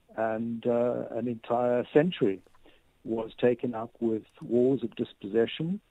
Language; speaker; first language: English; native; English